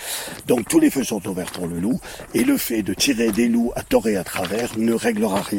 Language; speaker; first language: French; native; French